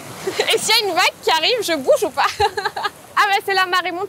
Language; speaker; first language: French; native; French